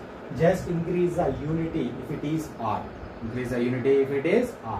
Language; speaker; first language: English; non-native, local second language; Telugu